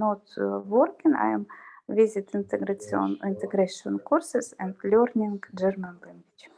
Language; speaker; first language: English; non-native, learner; Russian